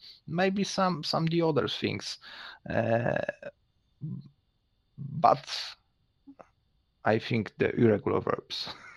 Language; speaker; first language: English; non-native, learner; Polish